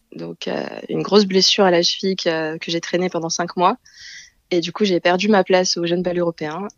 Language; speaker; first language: French; native; French